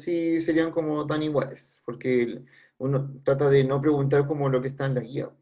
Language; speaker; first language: Spanish; native; Spanish